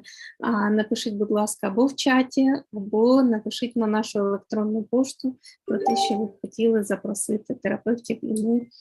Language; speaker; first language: Ukrainian; native; Ukrainian